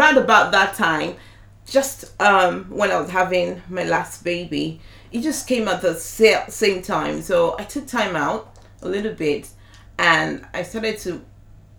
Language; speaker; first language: English; non-native, local second language; Yoruba